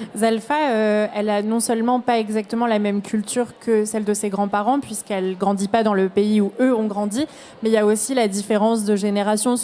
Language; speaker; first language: French; native; French